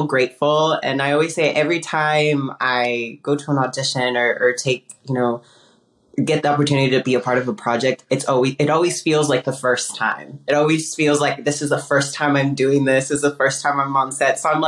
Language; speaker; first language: English; early bilingual, other home language; Spanish